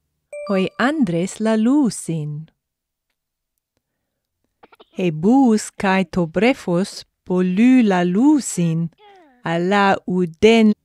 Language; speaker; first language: Greek; non-native, fluent; English